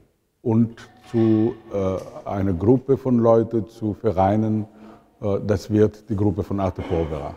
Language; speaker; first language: German; non-native, fluent; Italian